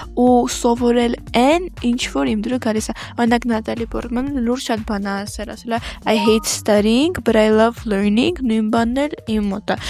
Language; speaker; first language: Armenian; early bilingual, heritage; Armenian